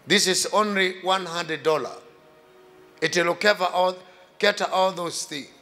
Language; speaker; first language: English; non-native, local second language; Swahili